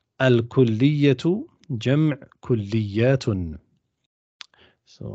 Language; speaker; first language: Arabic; non-native, fluent; English